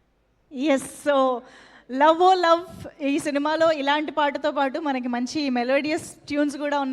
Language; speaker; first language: Telugu; native; Telugu